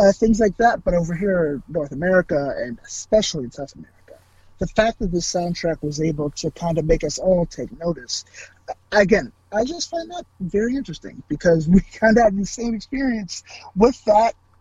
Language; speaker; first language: English; native; English